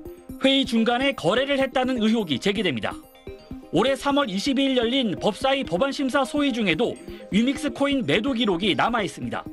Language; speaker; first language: Korean; native; Korean